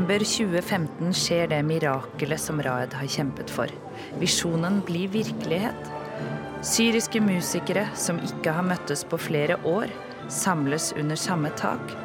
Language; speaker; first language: Norwegian; native; Norwegian